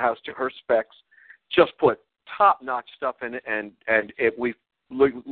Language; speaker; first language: English; native; English